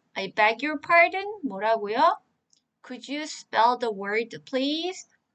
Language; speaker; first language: English; non-native, fluent; Korean